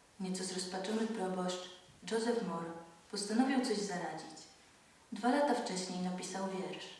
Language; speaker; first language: Polish; native; Polish